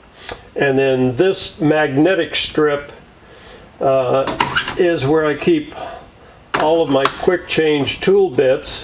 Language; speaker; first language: English; native; English